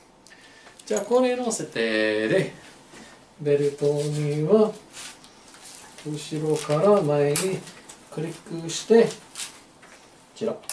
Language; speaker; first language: Japanese; non-native, learner; English